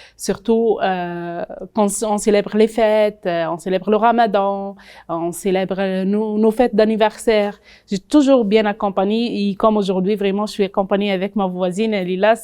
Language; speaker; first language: French; non-native, local second language; Arabic